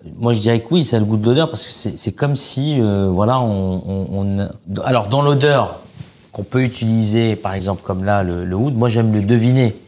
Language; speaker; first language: French; non-native, local second language; Arabic